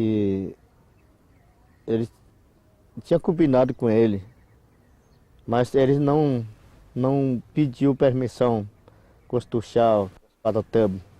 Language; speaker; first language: Portuguese; non-native, local second language; Yanomámi